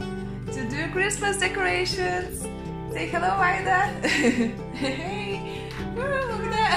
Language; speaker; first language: English; non-native, learner; Lithuanian